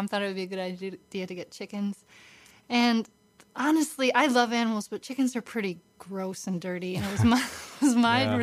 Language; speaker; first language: English; native; English